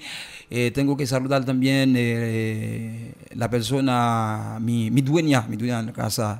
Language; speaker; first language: Spanish; non-native, learner; Haitian Creole